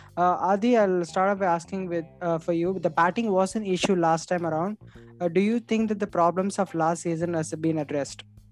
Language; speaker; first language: English; non-native, local second language; Tamil